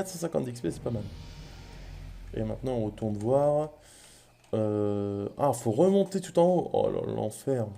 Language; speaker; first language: French; native; French